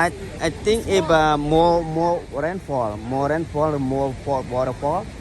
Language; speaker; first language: English; non-native, learner; Khmer